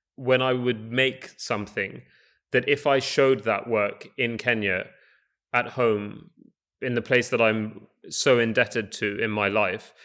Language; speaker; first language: English; native; English